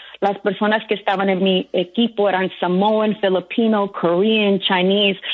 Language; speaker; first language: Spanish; early bilingual, heritage; Spanish